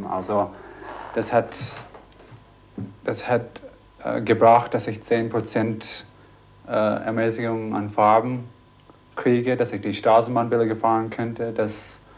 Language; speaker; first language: German; non-native, fluent; English